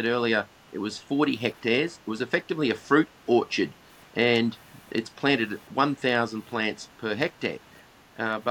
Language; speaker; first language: English; native; English